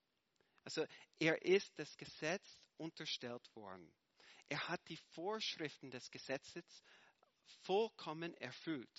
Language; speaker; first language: German; non-native, fluent; English